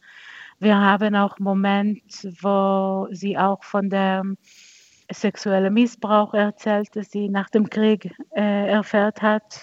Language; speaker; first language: German; non-native, fluent; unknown